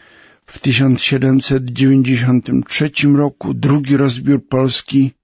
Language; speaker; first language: Polish; native; Polish